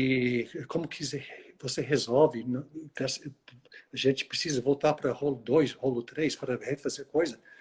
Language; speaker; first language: Portuguese; non-native, fluent; English